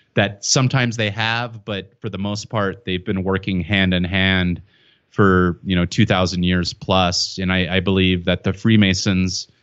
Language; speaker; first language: English; native; English